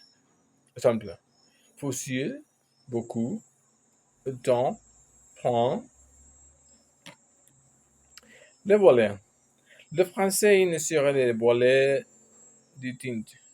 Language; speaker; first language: French; non-native, learner; Spanish